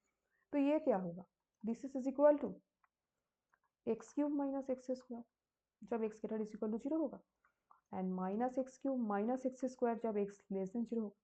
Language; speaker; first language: Hindi; native; Hindi